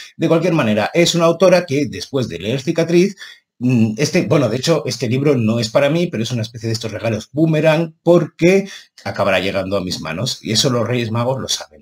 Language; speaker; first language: Spanish; native; Spanish